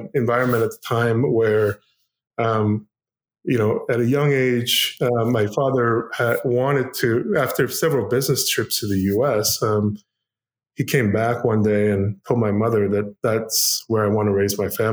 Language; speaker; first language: English; non-native, fluent; Korean